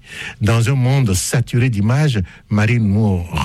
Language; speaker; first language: French; native; French